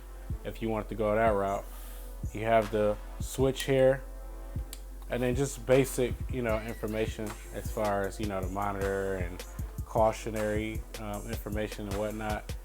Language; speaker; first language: English; native; English